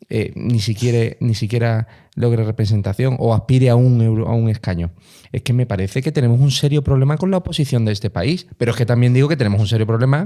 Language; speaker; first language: Spanish; native; Spanish